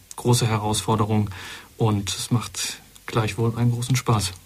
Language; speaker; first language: German; native; German